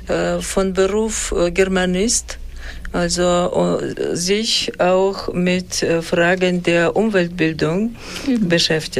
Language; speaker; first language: German; non-native, fluent; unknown